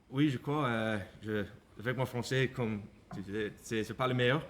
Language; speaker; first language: French; non-native, learner; English